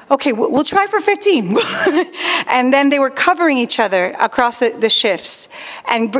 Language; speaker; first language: English; non-native, fluent; Spanish